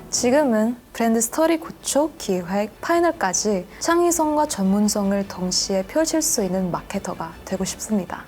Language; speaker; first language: Korean; non-native, fluent; Indonesian